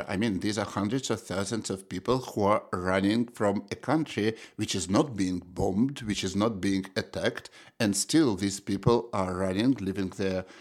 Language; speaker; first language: English; non-native, fluent; Russian